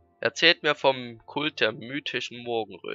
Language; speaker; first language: German; native; German